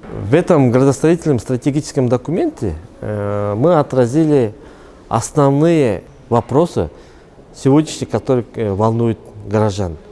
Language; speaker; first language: Russian; non-native, local second language; Kyrgyz